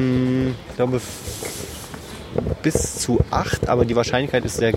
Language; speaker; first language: German; native; German